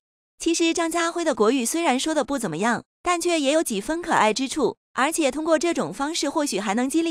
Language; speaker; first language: Chinese; native; Chinese